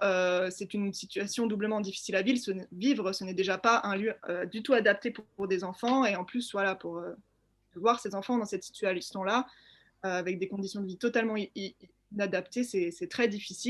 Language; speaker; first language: French; native; French